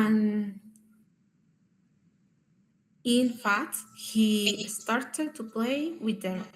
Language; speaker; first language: English; non-native, learner; Spanish